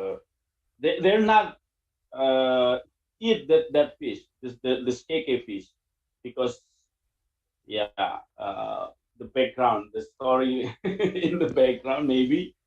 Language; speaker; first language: English; non-native, learner; Indonesian